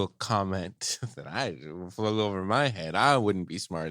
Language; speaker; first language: English; native; English